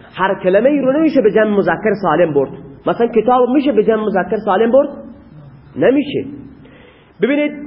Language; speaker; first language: Persian; non-native, local second language; Baluchi